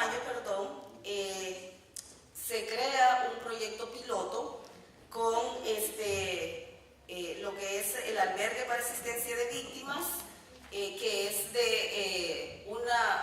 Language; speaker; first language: Spanish; native; Spanish